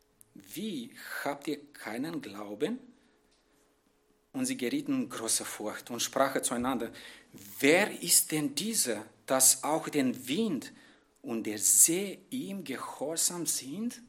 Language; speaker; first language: German; non-native, fluent; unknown